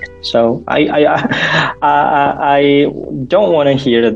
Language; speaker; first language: English; non-native, fluent; Indonesian